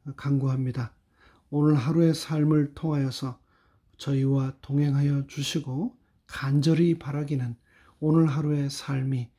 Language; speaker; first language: Korean; native; Korean